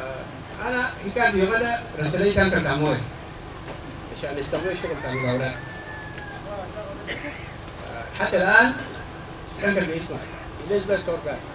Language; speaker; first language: Arabic; non-native, local second language; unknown